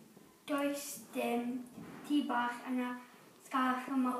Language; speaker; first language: Welsh; non-native, learner; English